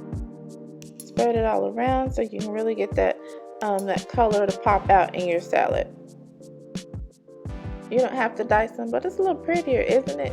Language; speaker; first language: English; native; English